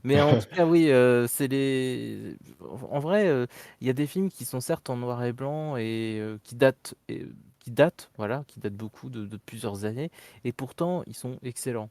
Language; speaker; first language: French; native; French